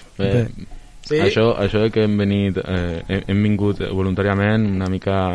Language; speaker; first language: Catalan; non-native, local second language; Spanish